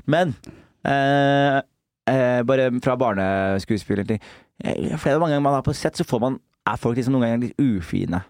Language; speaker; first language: Norwegian; early bilingual, other home language; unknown